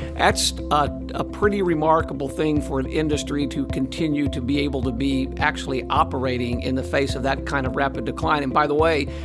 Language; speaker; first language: English; native; English